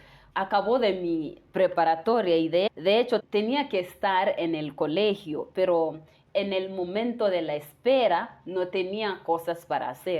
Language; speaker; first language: Spanish; non-native, fluent; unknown